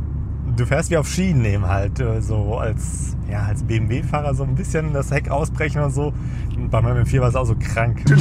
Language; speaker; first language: German; native; German